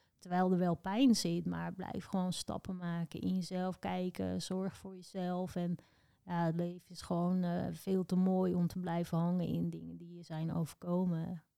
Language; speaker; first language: Dutch; native; Dutch